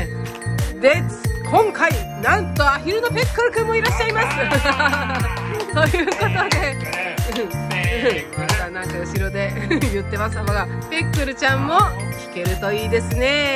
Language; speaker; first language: Japanese; native; Japanese